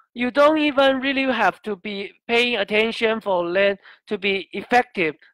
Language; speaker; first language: English; non-native, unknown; Chinese